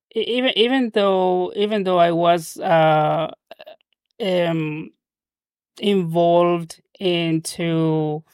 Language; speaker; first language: English; non-native, fluent; Spanish